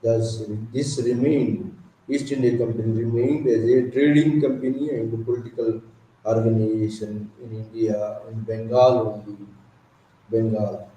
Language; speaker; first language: English; non-native, local second language; Telugu